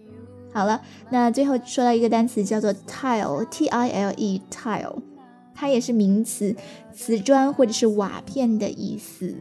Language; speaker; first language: Chinese; native; Chinese